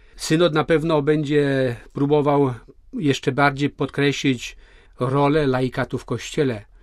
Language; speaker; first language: Polish; native; Polish